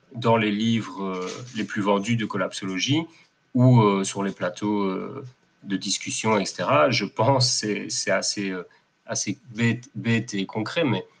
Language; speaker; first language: French; native; French